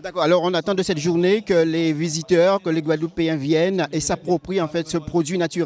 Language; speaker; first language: French; native; French